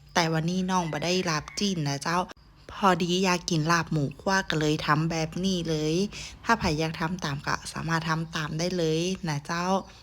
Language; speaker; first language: Thai; native; Thai